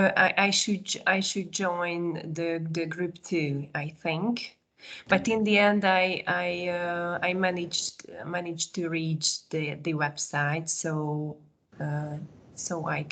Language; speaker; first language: English; non-native, fluent; Hungarian